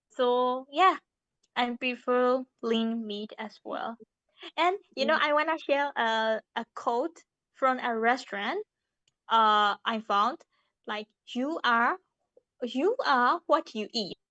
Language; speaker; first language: English; non-native, learner; Indonesian